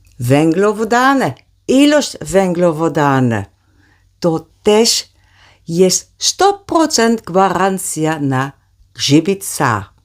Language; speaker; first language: Polish; non-native, learner; Dutch